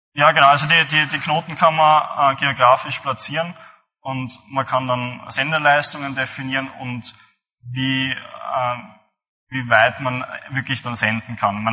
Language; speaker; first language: German; native; German